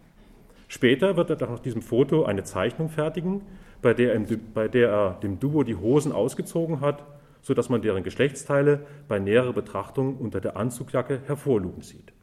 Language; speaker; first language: German; native; German